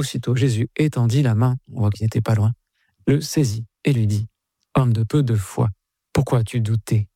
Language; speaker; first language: French; native; French